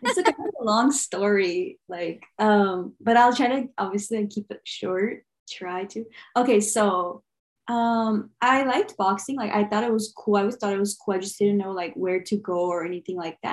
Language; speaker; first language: English; early bilingual, other home language; Armenian